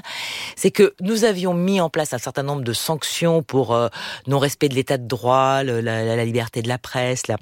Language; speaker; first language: French; native; French